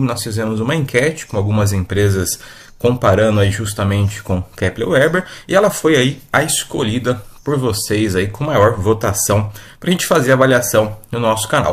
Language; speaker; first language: Portuguese; native; Portuguese